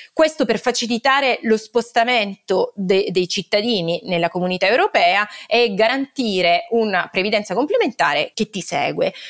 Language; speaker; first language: Italian; native; Italian